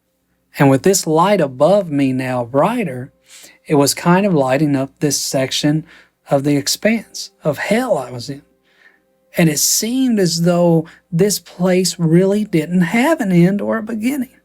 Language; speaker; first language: English; native; English